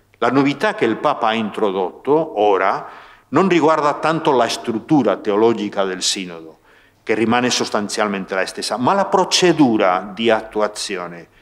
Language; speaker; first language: Italian; non-native, fluent; Spanish